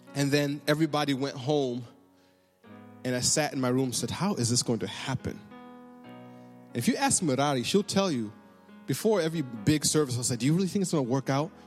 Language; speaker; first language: English; native; English